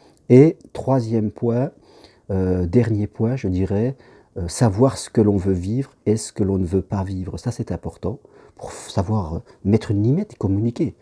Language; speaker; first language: French; native; French